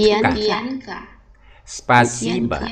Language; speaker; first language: Russian; non-native, fluent; Vietnamese